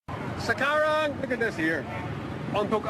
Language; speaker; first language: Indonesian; non-native, learner; English